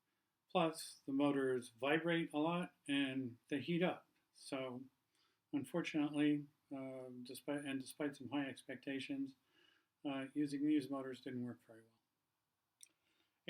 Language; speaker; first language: English; native; English